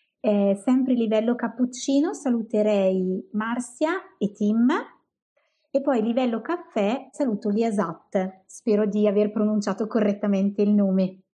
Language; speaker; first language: Italian; native; Italian